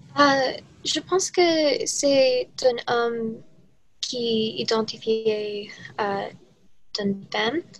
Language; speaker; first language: French; non-native, learner; English